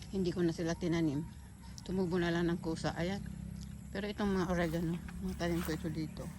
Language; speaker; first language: Filipino; non-native, local second language; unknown